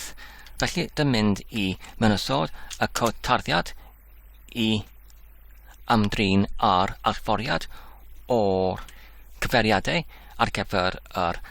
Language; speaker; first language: Welsh; non-native, learner; English